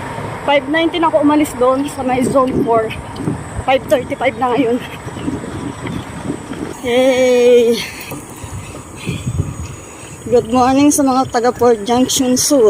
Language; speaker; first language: Filipino; native; Filipino